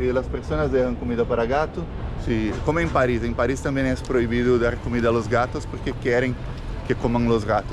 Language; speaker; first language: Spanish; non-native, fluent; Portuguese